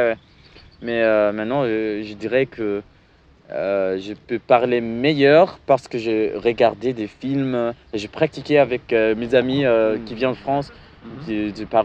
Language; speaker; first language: French; non-native, learner; English